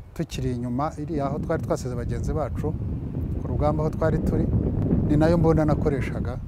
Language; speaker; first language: Kinyarwanda; early bilingual, heritage; Kinyarwanda